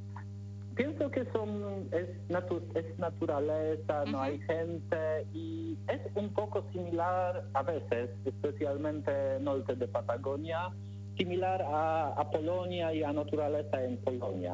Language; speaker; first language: Spanish; non-native, learner; Polish